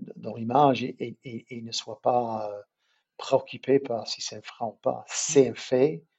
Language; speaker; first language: French; non-native, fluent; English